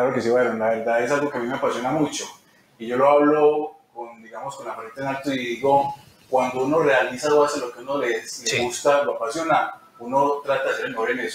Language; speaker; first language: Spanish; native; Spanish